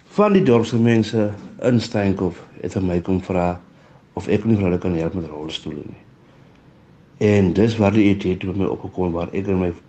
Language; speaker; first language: Afrikaans; native; Afrikaans